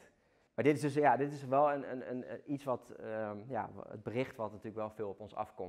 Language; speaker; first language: Dutch; native; Dutch